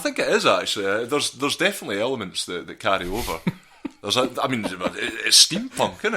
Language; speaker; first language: English; native; English